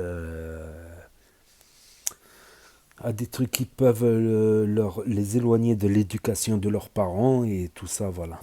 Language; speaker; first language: French; native; French